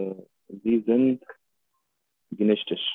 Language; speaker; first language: German; non-native, learner; Arabic